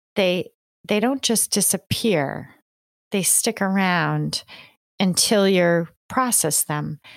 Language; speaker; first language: English; native; English